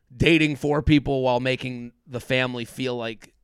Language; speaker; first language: English; native; English